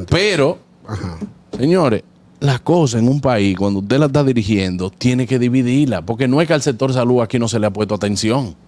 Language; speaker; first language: Spanish; native; Spanish